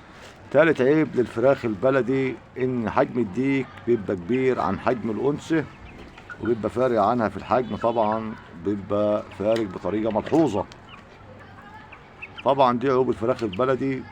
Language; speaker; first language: Arabic; native; Arabic